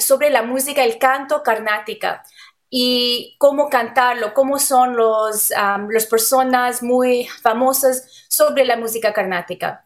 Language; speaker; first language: Spanish; non-native, learner; English